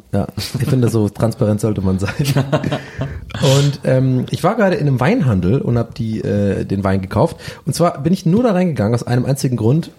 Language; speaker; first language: German; native; German